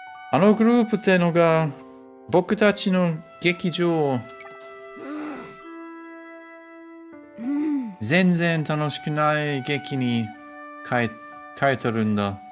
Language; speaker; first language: Japanese; non-native, learner; German